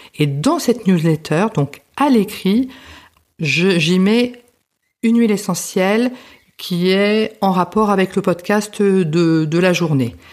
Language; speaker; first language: French; native; French